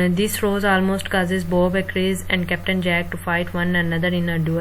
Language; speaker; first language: English; non-native, local second language; Urdu